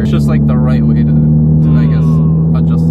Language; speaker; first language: English; native; English